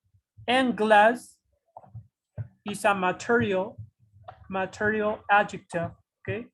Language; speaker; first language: English; non-native, fluent; Spanish